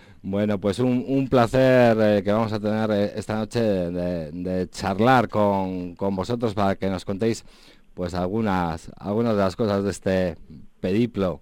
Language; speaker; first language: Spanish; native; Spanish